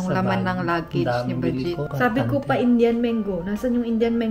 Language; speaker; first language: Filipino; native; Filipino